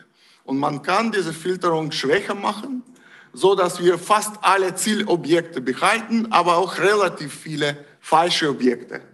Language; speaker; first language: German; non-native, fluent; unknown